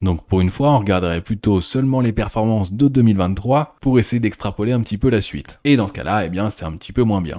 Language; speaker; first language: French; native; French